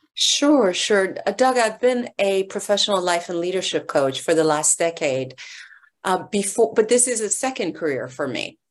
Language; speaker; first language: English; early bilingual, other home language; Persian